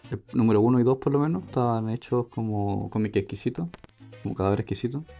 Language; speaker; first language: Spanish; native; Spanish